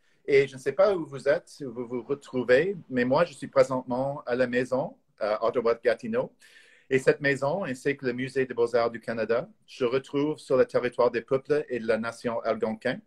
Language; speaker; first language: French; non-native, fluent; English